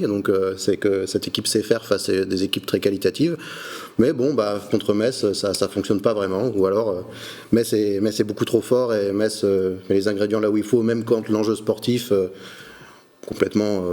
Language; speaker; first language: French; native; French